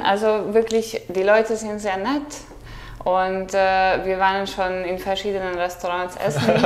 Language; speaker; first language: German; non-native, fluent; Hungarian